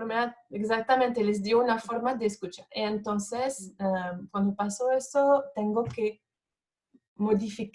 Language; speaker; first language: Spanish; non-native, fluent; French